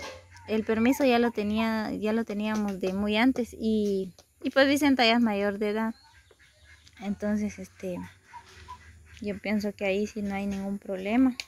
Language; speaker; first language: Spanish; native; Spanish